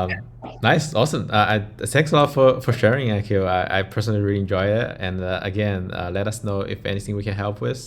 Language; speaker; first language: English; non-native, fluent; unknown